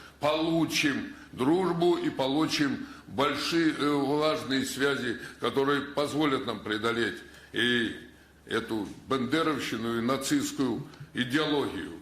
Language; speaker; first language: Russian; native; Russian